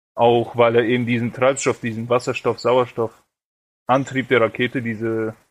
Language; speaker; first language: German; early bilingual, other home language; Romanian